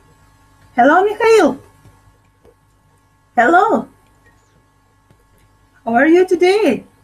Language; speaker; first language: English; non-native, fluent; Russian